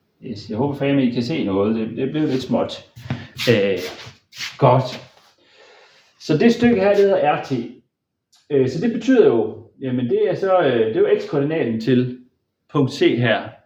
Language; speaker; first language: Danish; native; Danish